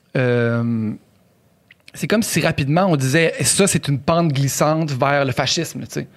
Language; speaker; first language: French; native; French